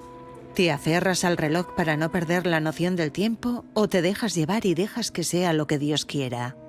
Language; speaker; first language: Spanish; native; Spanish